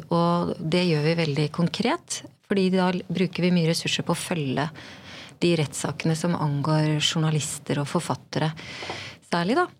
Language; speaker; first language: Norwegian; native; Norwegian